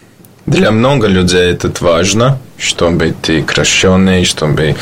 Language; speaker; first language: Russian; non-native, learner; Latvian